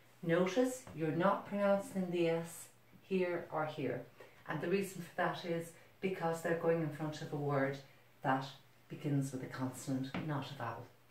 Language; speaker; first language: English; native; English